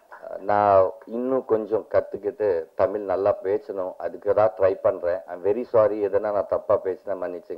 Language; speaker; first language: Tamil; non-native, learner; Telugu